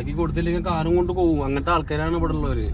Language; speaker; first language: Malayalam; native; Malayalam